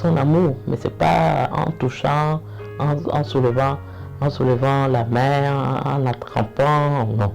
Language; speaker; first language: French; native; French